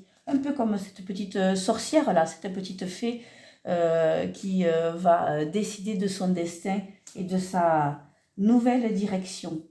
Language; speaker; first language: French; native; French